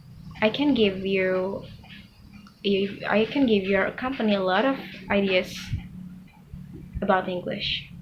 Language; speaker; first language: English; non-native, fluent; Indonesian